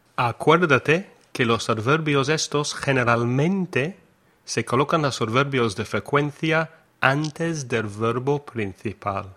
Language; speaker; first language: Spanish; non-native, fluent; English